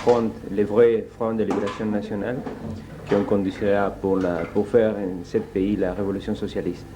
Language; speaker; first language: French; non-native, learner; Spanish